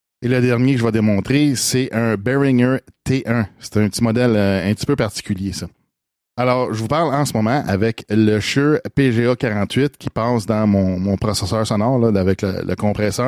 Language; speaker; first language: French; native; French